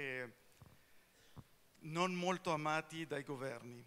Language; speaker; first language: Italian; non-native, fluent; Spanish